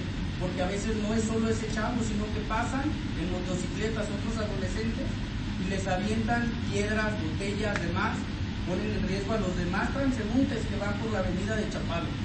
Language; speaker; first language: Spanish; native; Spanish